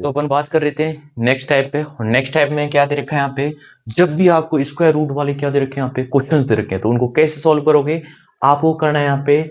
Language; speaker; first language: Hindi; native; Hindi